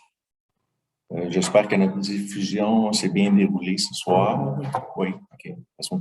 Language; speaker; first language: French; native; French